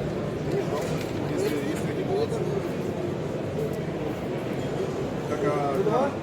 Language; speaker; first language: Russian; native; Russian